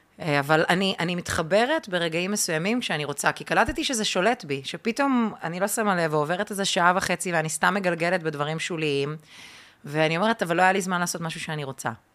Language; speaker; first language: Hebrew; early bilingual, other home language; Russian